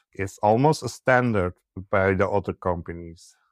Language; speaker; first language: English; non-native, learner; Dutch